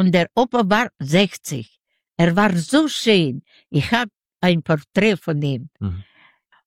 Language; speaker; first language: German; non-native, learner; Yiddish